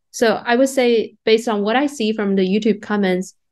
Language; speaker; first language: English; non-native, fluent; Chinese